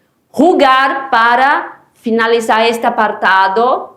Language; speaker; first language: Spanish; non-native, fluent; Portuguese